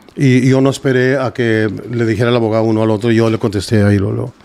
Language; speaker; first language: Spanish; early bilingual, heritage; Spanish